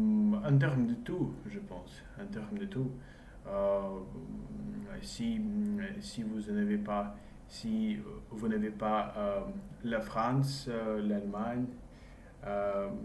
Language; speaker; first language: French; non-native, learner; English